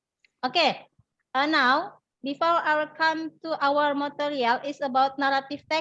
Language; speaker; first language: English; non-native, learner; Indonesian